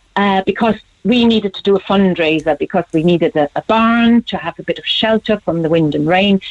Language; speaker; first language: English; non-native, fluent; German